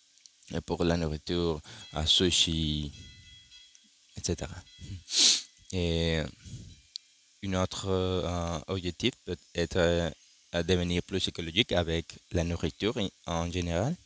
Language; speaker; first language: French; non-native, learner; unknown